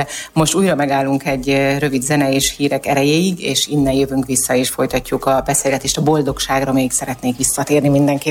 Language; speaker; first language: Hungarian; native; Hungarian